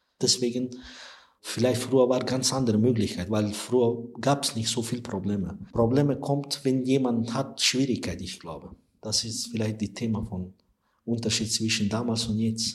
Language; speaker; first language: German; non-native, learner; Persian